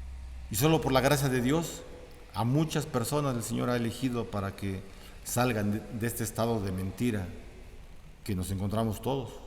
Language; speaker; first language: Spanish; native; Spanish